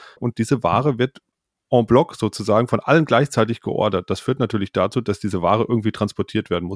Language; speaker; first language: German; native; German